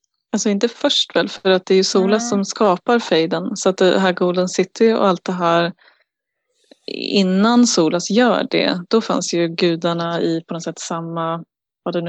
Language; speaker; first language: Swedish; native; Swedish